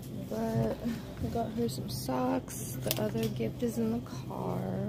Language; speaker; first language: English; native; English